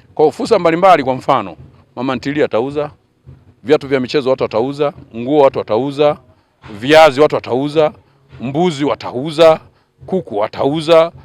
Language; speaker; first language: Swahili; native; Swahili